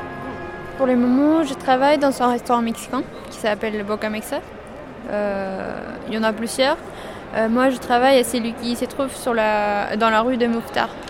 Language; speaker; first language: French; non-native, fluent; Spanish